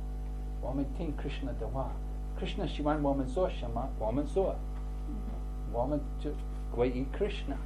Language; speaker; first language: Chinese; non-native, fluent; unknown